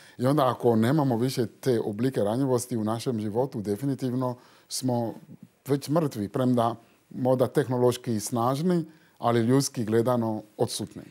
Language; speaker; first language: Croatian; non-native, fluent; Fon